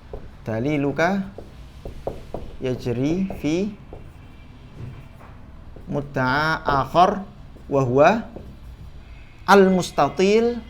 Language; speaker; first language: Arabic; non-native, fluent; Indonesian